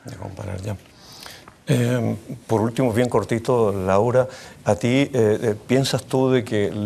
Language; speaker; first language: Spanish; native; Spanish